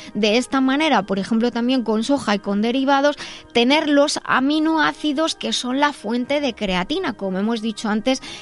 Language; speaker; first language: Spanish; native; Spanish